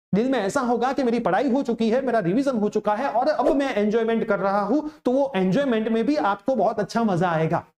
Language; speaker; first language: Hindi; non-native, local second language; Gujarati